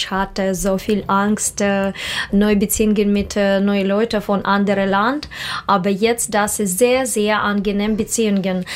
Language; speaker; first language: German; non-native, learner; Russian